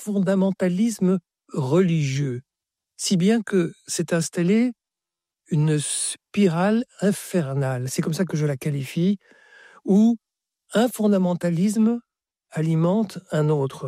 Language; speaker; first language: French; native; French